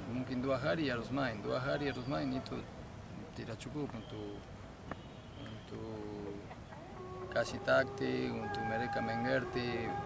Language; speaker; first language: Indonesian; non-native, fluent; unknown